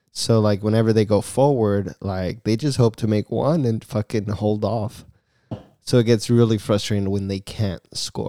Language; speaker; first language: English; early bilingual, other home language; Spanish